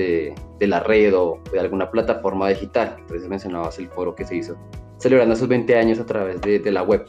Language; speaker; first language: Spanish; native; Spanish